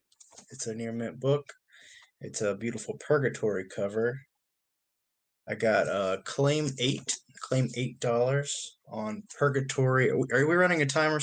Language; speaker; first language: English; native; English